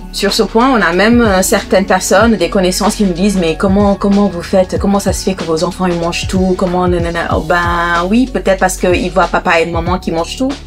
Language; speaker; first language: French; non-native, local second language; Wolof